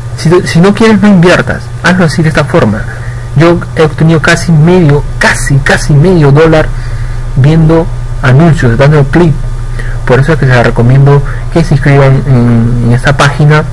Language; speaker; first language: Spanish; native; Spanish